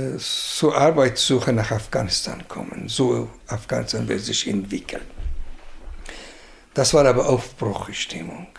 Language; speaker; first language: German; non-native, fluent; Persian